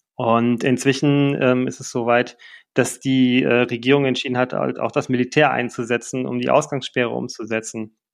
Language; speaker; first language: German; native; German